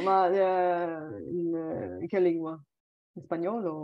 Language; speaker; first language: Italian; non-native, learner; Bulgarian